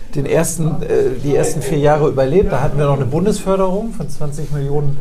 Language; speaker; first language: German; native; German